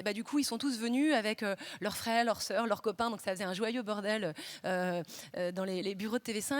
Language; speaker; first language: French; native; French